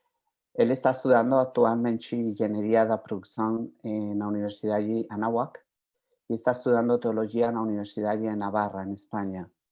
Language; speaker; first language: Portuguese; non-native, fluent; Spanish